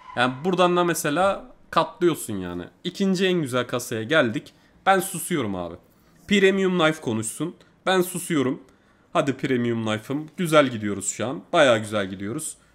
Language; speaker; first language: Turkish; native; Turkish